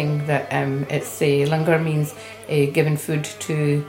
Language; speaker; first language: English; native; English